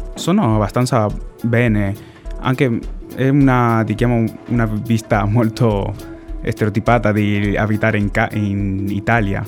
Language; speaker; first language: Italian; non-native, learner; Spanish